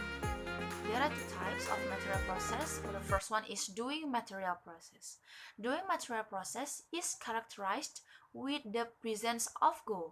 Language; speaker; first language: English; non-native, learner; Indonesian